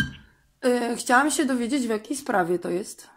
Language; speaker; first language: Polish; native; Polish